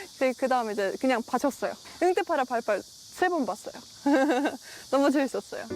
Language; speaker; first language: Korean; non-native, fluent; Estonian